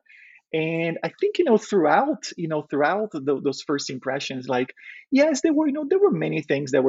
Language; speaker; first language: English; non-native, fluent; Portuguese